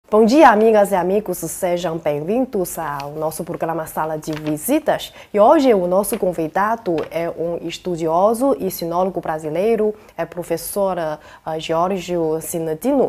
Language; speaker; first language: Portuguese; non-native, fluent; Chinese